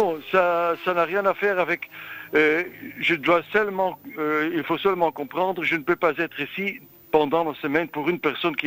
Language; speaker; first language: French; non-native, local second language; Dutch